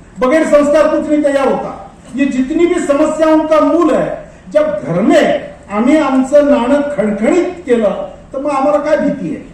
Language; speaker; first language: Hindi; non-native, local second language; Marwari